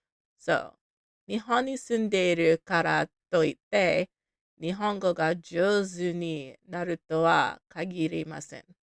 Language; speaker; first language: Japanese; non-native, learner; English